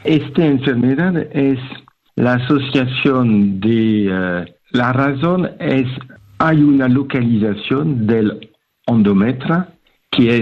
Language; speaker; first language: Spanish; non-native, fluent; French